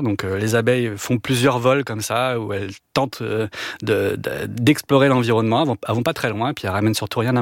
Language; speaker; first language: French; native; French